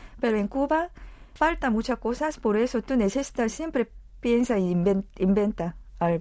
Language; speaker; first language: Spanish; non-native, learner; Korean